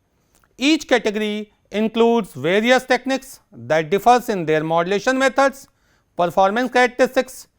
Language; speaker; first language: English; non-native, local second language; Hindi